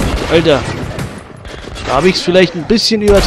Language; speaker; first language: German; native; German